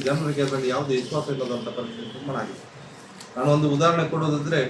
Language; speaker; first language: Kannada; non-native, local second language; Tulu